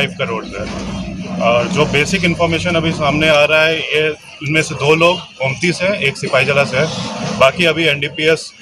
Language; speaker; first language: Hindi; non-native, local second language; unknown